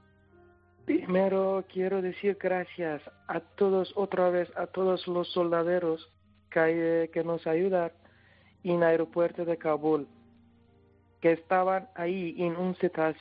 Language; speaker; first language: Spanish; non-native, learner; Persian